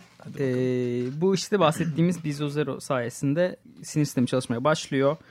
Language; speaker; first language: Turkish; native; Turkish